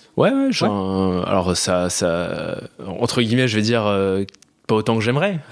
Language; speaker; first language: French; native; French